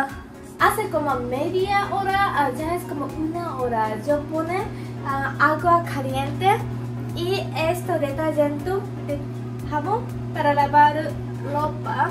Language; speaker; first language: Spanish; non-native, learner; Japanese